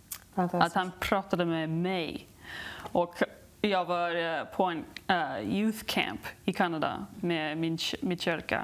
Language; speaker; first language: Swedish; non-native, learner; English